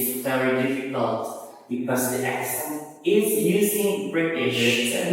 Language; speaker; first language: English; non-native, fluent; Indonesian